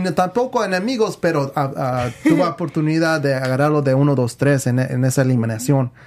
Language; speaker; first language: Spanish; native; Spanish